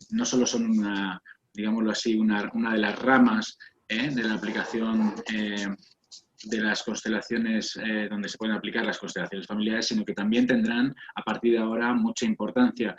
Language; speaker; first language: Spanish; native; Spanish